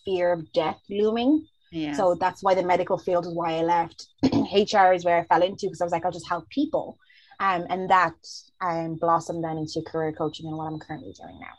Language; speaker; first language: English; early bilingual, other home language; Zulu